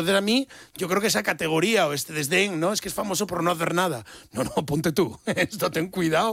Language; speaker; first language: Spanish; native; Spanish